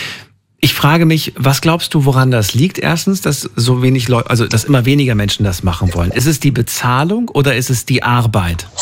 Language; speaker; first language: German; native; German